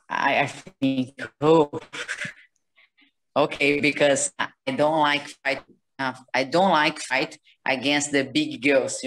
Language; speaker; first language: English; non-native, learner; Portuguese